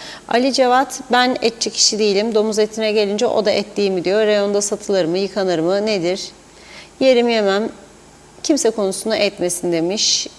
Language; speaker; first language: Turkish; native; Turkish